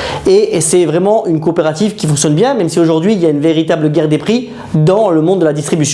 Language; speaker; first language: French; native; French